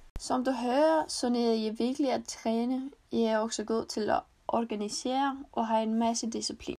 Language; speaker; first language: Danish; non-native, learner; Icelandic